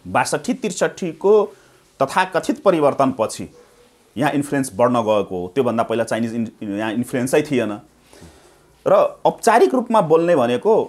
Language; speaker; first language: Nepali; non-native, local second language; Maithili